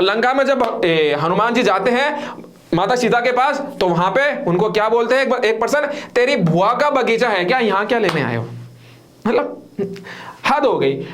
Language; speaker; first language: Hindi; native; Hindi